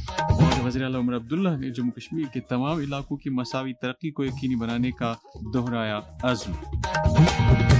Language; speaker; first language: Urdu; non-native, local second language; Kashmiri